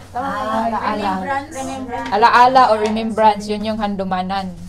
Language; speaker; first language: Filipino; non-native, local second language; Cebuano